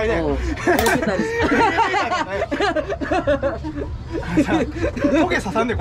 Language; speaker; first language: Japanese; native; Japanese